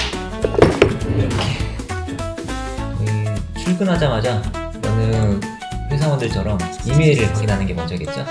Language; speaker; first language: Korean; native; Korean